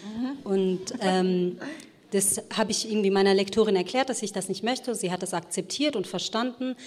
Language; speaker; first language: German; early bilingual, other home language; Kurdish